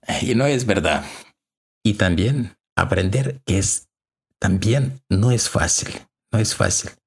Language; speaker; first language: Spanish; non-native, learner; Russian